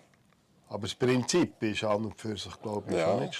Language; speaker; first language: German; native; German